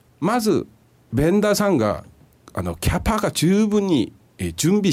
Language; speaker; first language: Japanese; non-native, fluent; Korean